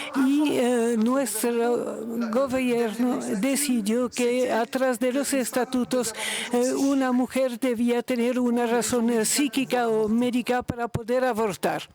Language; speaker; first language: Spanish; non-native, fluent; Luxembourgish